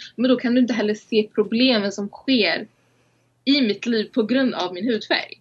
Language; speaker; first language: Swedish; early bilingual, other home language; Somali